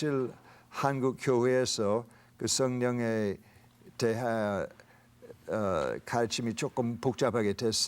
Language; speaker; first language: Korean; non-native, fluent; English